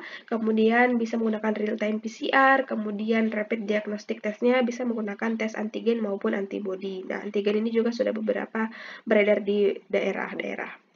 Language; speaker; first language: Indonesian; native; Indonesian